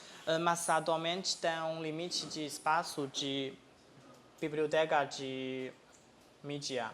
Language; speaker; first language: Portuguese; non-native, fluent; Chinese